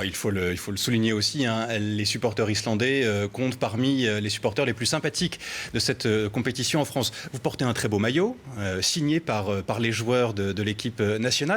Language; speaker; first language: French; native; French